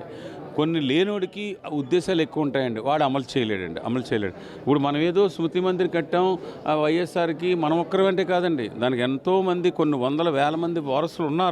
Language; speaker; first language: Telugu; native; Telugu